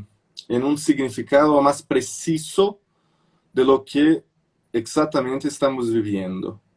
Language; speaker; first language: Spanish; non-native, fluent; Portuguese